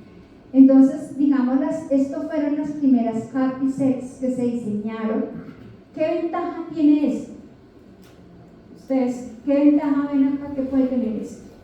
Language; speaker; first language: Spanish; native; Spanish